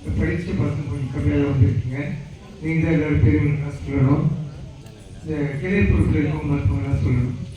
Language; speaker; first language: Tamil; non-native, local second language; Telugu